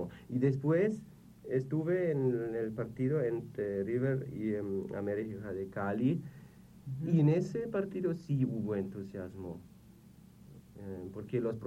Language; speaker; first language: Spanish; non-native, fluent; German